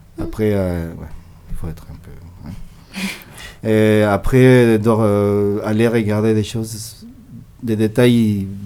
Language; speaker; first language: French; non-native, fluent; Spanish